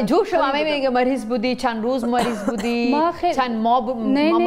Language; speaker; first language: Persian; non-native, fluent; Pashto